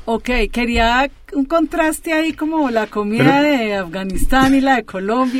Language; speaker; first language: Spanish; native; Spanish